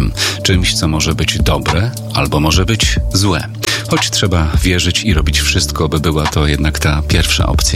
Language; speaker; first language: Polish; native; Polish